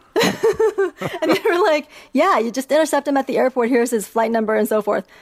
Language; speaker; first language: English; early bilingual, other home language; Chinese